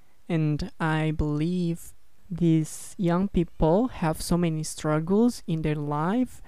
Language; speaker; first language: English; non-native, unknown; Indonesian